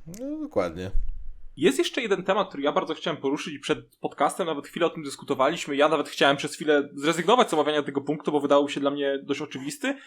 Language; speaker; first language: Polish; native; Polish